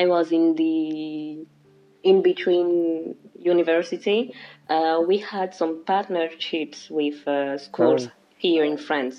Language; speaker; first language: English; non-native, local second language; French